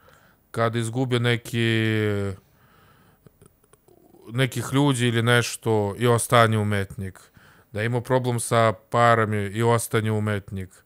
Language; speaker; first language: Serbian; non-native, learner; Russian